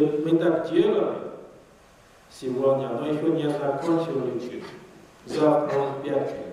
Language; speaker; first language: Russian; non-native, learner; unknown